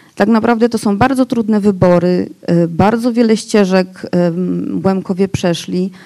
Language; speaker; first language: Polish; non-native, local second language; Rusyn